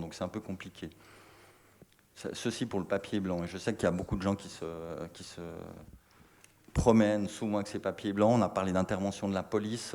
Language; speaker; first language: French; native; French